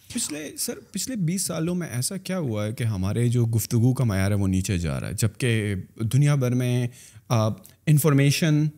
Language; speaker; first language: Urdu; native; Urdu